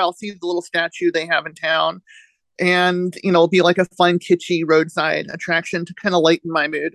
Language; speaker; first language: English; native; English